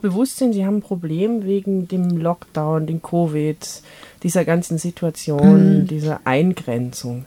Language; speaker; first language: German; native; German